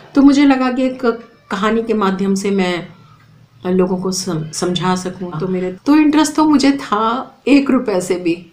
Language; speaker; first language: Hindi; native; Hindi